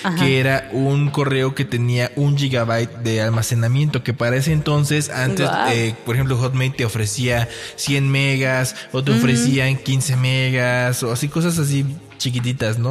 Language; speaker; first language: Spanish; native; Spanish